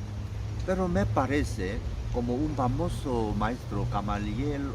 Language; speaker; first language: Spanish; non-native, learner; Korean